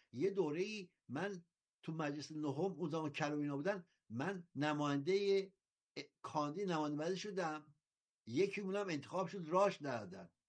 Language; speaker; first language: Persian; native; Persian